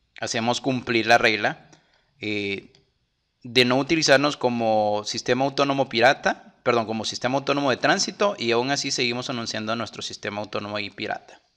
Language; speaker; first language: Spanish; native; Spanish